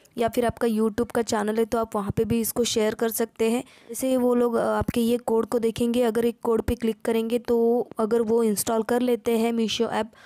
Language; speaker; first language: Hindi; non-native, local second language; Marathi